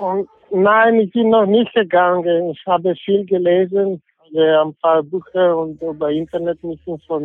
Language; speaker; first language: German; non-native, fluent; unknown